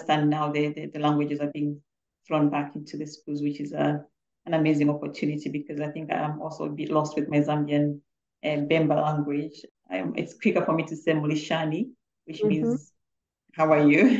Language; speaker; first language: English; non-native, local second language; Bemba